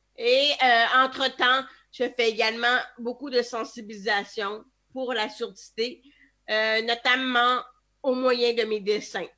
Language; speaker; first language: French; native; French